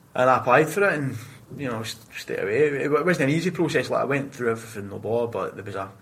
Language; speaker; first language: English; native; English